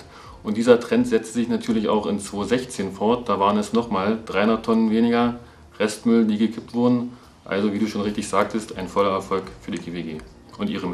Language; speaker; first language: German; native; German